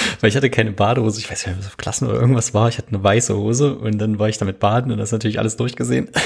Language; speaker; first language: German; native; German